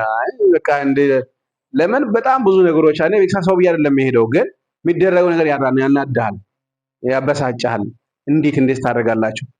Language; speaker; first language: Amharic; non-native, local second language; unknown